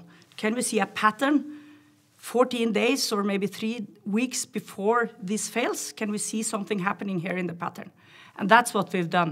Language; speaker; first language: English; non-native, fluent; Norwegian